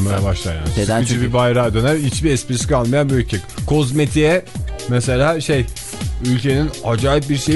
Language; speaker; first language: Turkish; native; Turkish